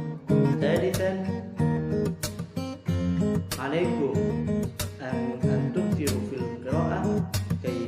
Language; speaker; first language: Arabic; non-native, fluent; Indonesian